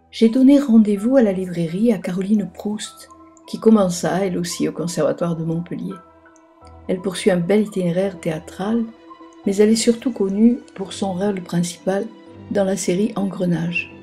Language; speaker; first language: French; native; French